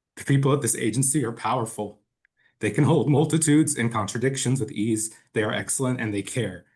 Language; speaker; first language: English; early bilingual, other home language; Spanish